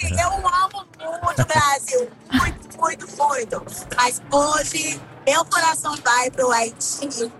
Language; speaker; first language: Portuguese; non-native, learner; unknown